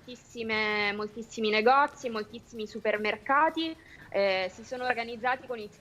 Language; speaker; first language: Italian; native; Italian